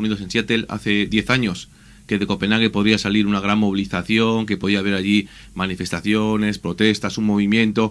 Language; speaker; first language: Spanish; native; Spanish